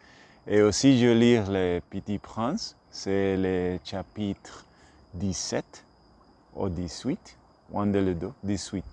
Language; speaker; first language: French; non-native, learner; English